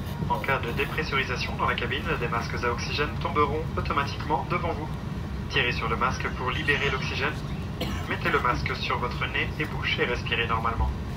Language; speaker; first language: French; native; French